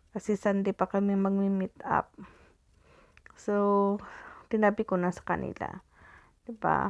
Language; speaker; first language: Filipino; non-native, local second language; Cebuano